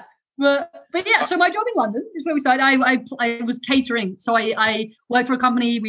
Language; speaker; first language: English; non-native, local second language; German